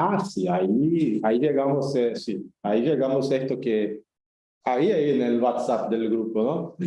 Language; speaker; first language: Spanish; non-native, fluent; Portuguese